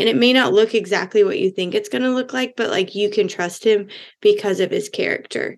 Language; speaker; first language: English; native; English